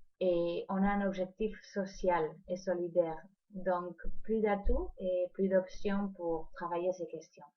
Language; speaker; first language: French; non-native, fluent; Spanish